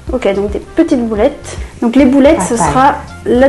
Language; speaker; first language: French; native; French